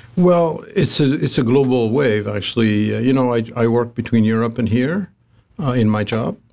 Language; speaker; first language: English; non-native, fluent; Arabic